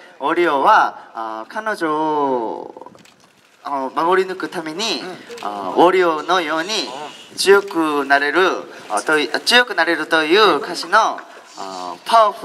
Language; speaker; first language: Japanese; non-native, fluent; Korean